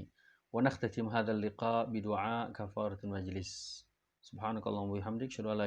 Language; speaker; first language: Arabic; non-native, fluent; Indonesian